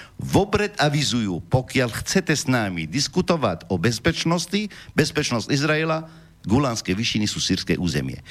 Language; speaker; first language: Slovak; non-native, fluent; Arabic